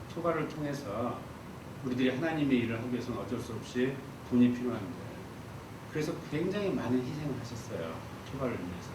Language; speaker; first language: Korean; native; Korean